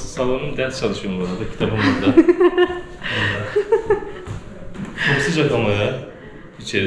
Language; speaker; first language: Turkish; native; Turkish